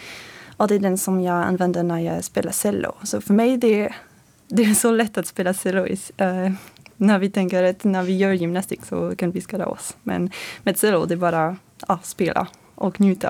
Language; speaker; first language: Swedish; non-native, fluent; French